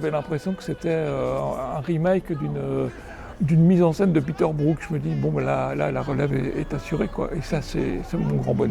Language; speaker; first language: French; native; French